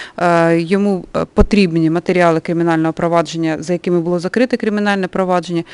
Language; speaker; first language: Ukrainian; native; Ukrainian